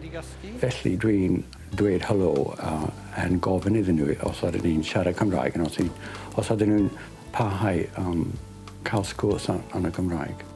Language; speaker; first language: Welsh; non-native, fluent; English